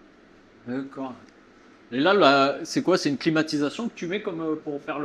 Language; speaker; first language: French; native; French